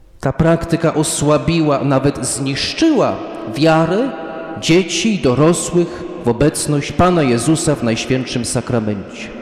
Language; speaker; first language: Polish; early bilingual, heritage; Polish